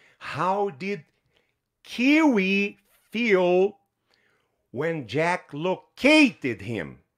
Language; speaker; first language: English; non-native, fluent; Portuguese